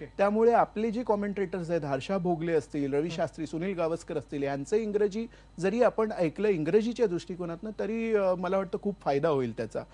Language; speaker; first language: Marathi; native; Marathi